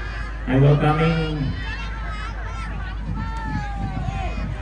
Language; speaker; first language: English; non-native, learner; Indonesian